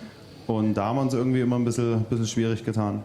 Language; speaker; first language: German; native; German